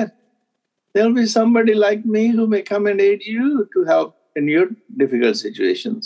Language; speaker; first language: English; non-native, local second language; Punjabi